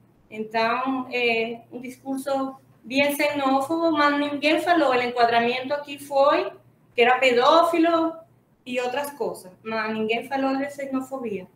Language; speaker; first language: Portuguese; non-native, fluent; Spanish